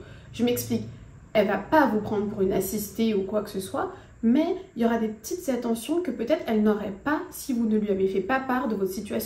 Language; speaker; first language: French; native; French